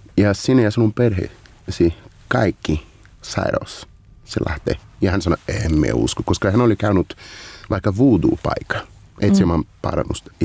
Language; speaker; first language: Finnish; non-native, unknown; Portuguese